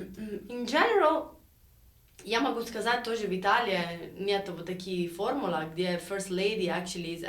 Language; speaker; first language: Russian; non-native, learner; Italian